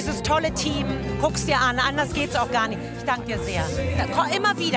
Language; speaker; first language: German; native; German